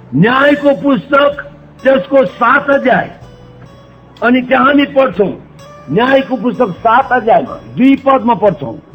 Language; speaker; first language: Nepali; native; Nepali